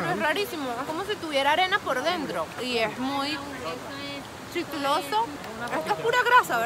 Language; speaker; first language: Spanish; native; Spanish